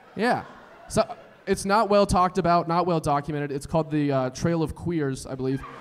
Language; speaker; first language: English; native; English